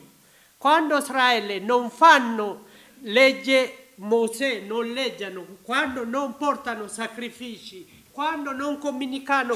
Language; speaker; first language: Italian; non-native, learner; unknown